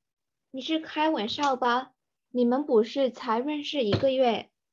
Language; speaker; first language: Chinese; non-native, learner; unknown